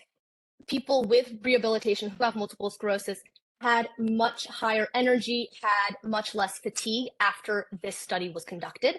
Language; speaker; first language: English; native; English